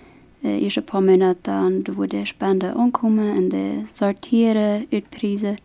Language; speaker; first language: German; non-native, local second language; Plautdietsch